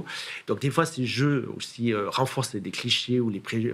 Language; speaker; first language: French; native; French